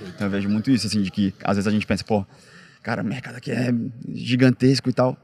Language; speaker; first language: Portuguese; native; Portuguese